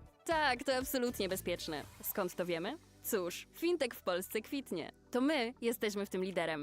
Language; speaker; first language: Polish; native; Polish